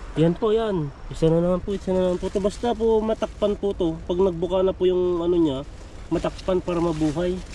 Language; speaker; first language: Filipino; non-native, local second language; Iloko